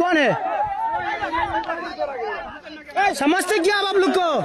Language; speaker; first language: Hindi; non-native, learner; Bangla